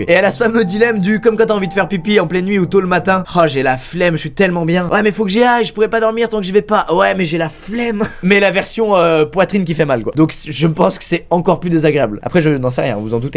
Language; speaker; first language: French; native; French